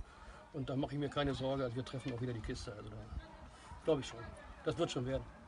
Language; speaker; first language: German; native; German